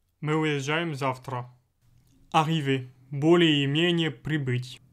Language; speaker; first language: Russian; non-native, fluent; French